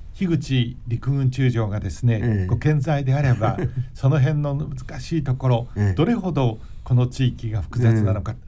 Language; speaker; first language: Japanese; native; Japanese